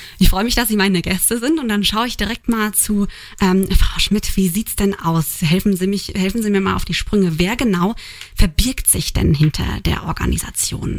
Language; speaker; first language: German; native; German